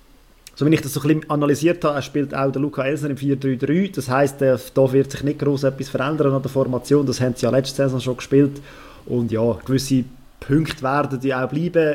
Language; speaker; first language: German; native; German